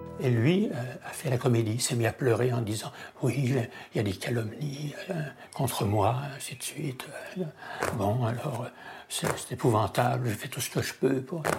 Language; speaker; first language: French; native; French